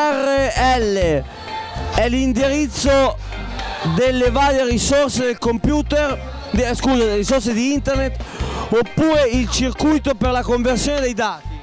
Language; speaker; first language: Italian; native; Italian